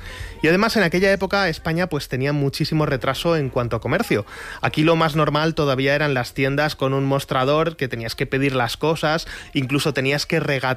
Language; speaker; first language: Spanish; native; Spanish